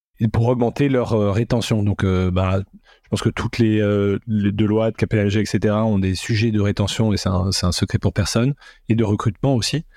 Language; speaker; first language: French; native; French